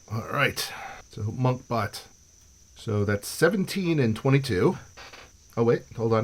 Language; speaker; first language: English; native; English